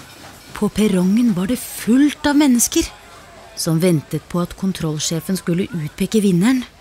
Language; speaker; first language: Norwegian; native; Norwegian